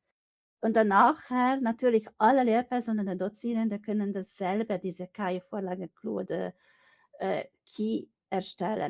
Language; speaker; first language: German; non-native, fluent; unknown